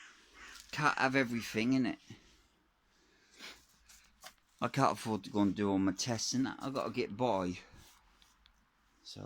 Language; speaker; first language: English; native; English